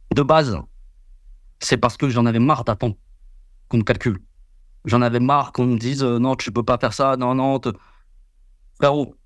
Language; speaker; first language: French; early bilingual, other home language; Vietnamese